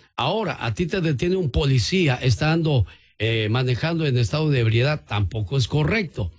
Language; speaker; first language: Spanish; native; Spanish